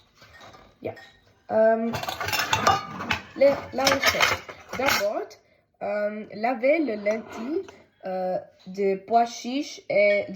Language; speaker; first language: French; non-native, learner; Tamil